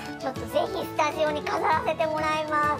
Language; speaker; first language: Japanese; native; Japanese